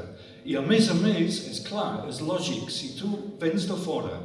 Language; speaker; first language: Catalan; non-native, fluent; English